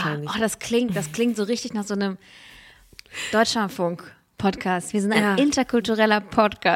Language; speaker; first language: German; early bilingual, other home language; Russian